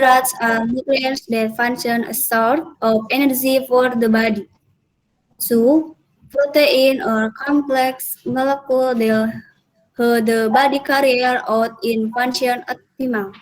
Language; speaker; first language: English; non-native, learner; Indonesian